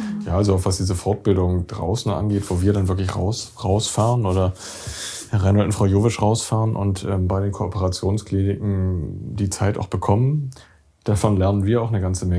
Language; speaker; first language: German; native; German